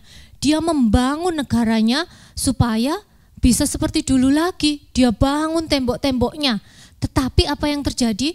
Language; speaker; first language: Indonesian; native; Indonesian